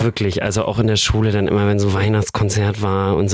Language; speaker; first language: German; native; German